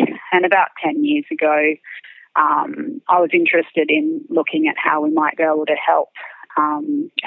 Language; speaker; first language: English; native; English